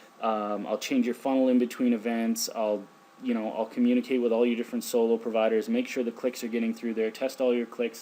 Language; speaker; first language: English; native; English